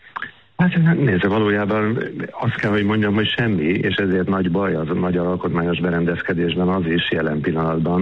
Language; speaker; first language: Hungarian; native; Hungarian